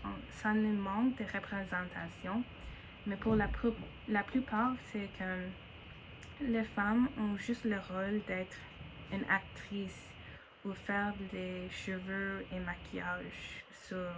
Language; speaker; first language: French; non-native, learner; English